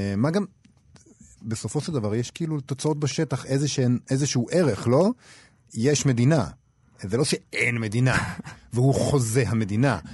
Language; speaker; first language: Hebrew; native; Hebrew